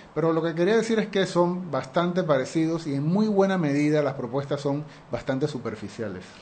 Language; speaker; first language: Spanish; native; Spanish